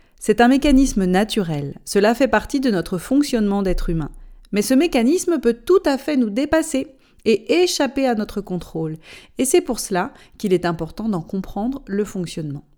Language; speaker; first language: French; native; French